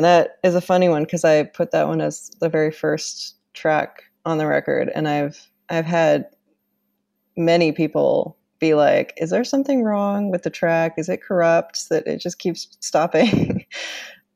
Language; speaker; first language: English; native; English